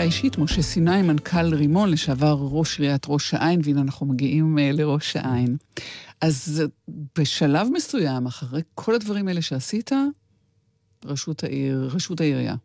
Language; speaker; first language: Hebrew; native; Hebrew